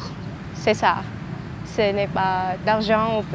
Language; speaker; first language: French; non-native, learner; Vietnamese